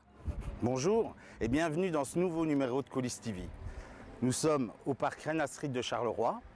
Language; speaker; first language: French; native; French